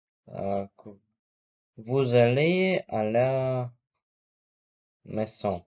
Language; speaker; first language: French; non-native, learner; Russian